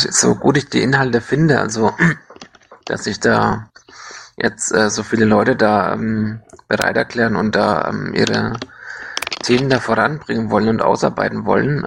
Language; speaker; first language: German; native; German